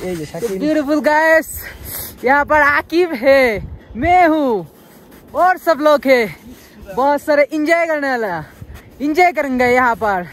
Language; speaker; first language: Hindi; non-native, learner; Bangla